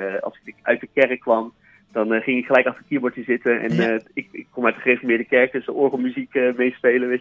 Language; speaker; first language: Dutch; native; Dutch